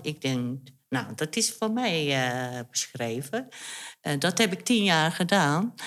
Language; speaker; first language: Dutch; non-native, fluent; Turkish